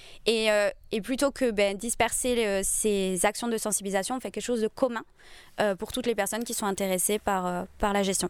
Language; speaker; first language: French; native; French